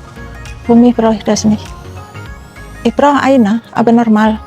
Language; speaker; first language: German; non-native, learner; Indonesian